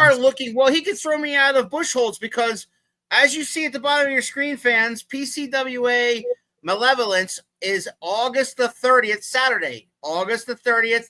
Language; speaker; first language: English; native; English